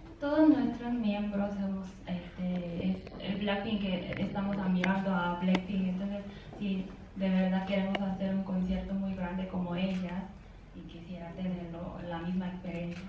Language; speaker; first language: Spanish; non-native, learner; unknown